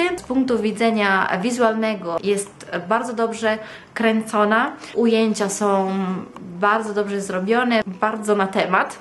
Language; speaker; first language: Polish; non-native, fluent; Italian